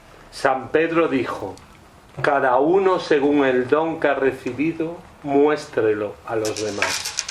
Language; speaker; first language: Spanish; native; Spanish